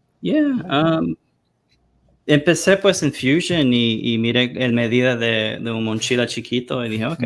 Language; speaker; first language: Spanish; early bilingual, heritage; Spanish